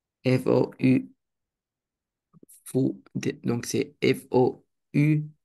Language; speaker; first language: French; non-native, learner; Romanian